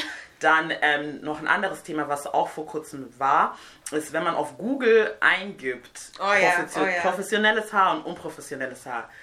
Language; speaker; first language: German; non-native, fluent; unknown